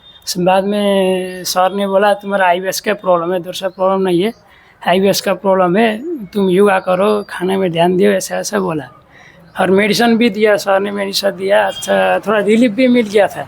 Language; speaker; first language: Hindi; non-native, learner; Nepali